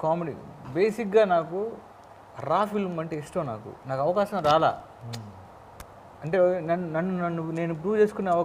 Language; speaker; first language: Telugu; native; Telugu